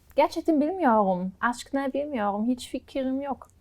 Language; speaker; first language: Turkish; non-native, learner; German